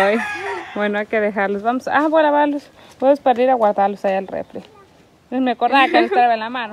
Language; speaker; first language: Spanish; native; Spanish